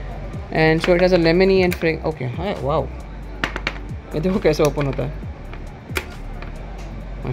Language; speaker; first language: English; non-native, local second language; Hindi